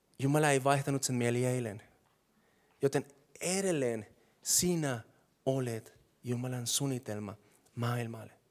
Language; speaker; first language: Finnish; non-native, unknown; Spanish